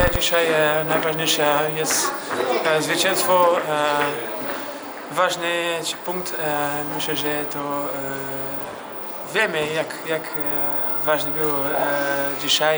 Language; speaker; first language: Polish; non-native, learner; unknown